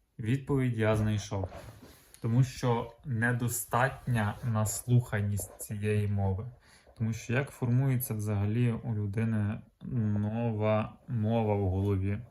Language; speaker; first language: Ukrainian; native; Ukrainian